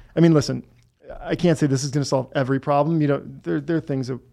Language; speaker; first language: English; native; English